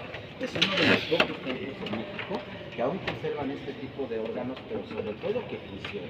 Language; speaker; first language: Spanish; native; Spanish